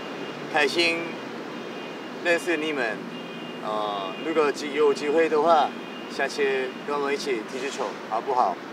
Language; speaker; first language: Chinese; non-native, learner; Korean